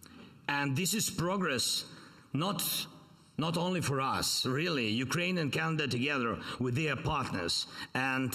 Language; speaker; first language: English; non-native, fluent; Ukrainian